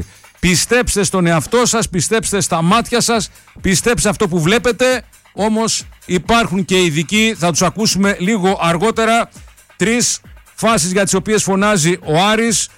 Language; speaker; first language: Greek; native; Greek